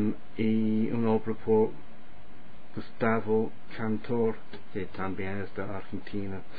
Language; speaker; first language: Spanish; non-native, fluent; English